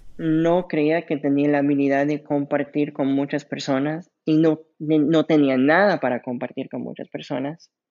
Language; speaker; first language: Spanish; non-native, fluent; English